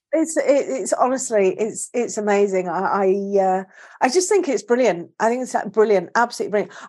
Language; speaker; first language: English; native; English